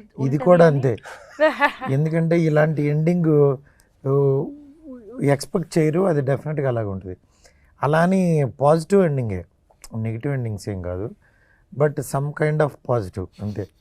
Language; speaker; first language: Telugu; native; Telugu